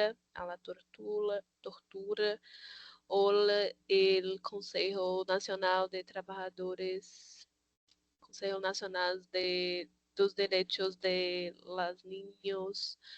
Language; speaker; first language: Spanish; non-native, learner; Portuguese